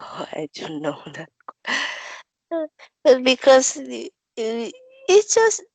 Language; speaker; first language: English; non-native, learner; Vietnamese